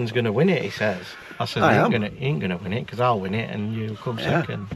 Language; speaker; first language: English; native; English